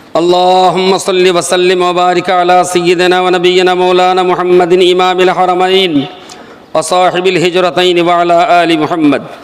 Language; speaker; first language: Arabic; non-native, fluent; Bangla